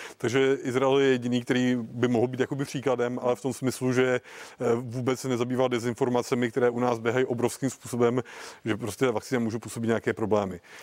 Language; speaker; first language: Czech; native; Czech